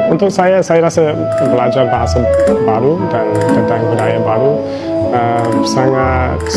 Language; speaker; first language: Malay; non-native, fluent; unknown